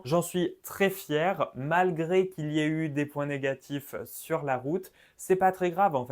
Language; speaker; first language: French; native; French